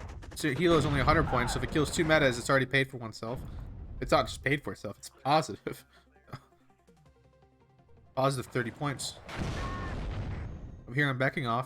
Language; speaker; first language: English; native; English